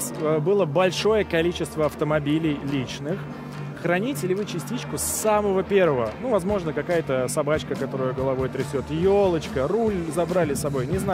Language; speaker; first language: Russian; native; Russian